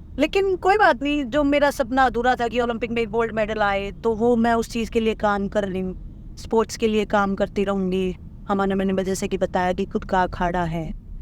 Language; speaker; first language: Hindi; native; Hindi